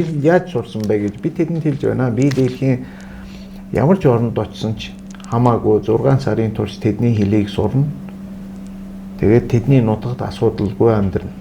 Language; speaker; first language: Mongolian; non-native, fluent; Turkish